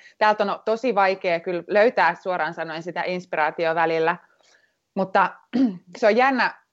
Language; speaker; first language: Finnish; native; Finnish